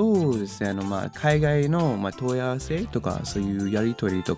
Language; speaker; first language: Japanese; non-native, fluent; English